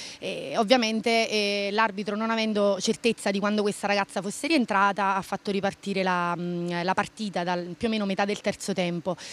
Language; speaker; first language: Italian; native; Italian